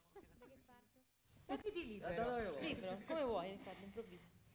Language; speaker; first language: Italian; native; Italian